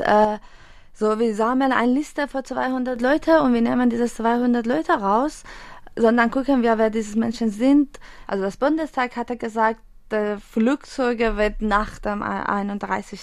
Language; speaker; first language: German; non-native, fluent; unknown